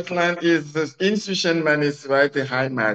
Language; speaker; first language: German; non-native, local second language; French